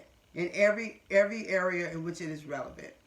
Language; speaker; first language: English; native; English